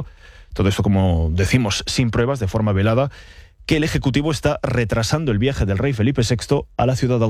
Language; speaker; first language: Spanish; native; Spanish